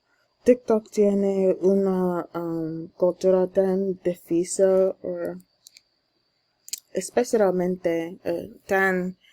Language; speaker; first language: Spanish; non-native, learner; English